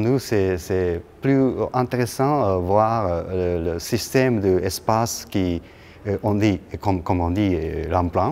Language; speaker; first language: French; non-native, learner; Japanese